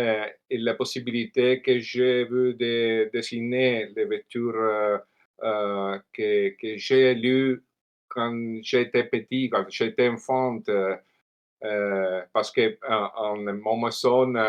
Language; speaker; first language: French; non-native, learner; Italian